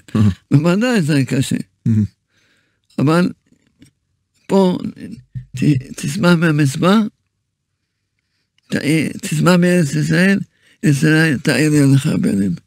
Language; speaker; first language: Hebrew; early bilingual, other home language; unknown